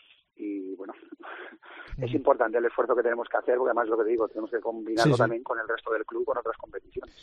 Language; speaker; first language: Spanish; native; Spanish